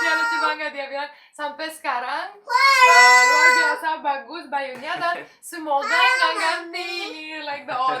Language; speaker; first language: Indonesian; non-native, fluent; Romanian